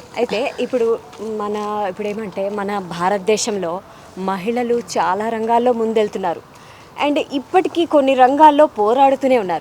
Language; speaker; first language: Telugu; native; Telugu